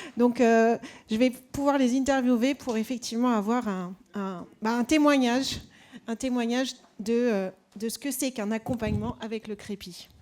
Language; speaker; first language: French; native; French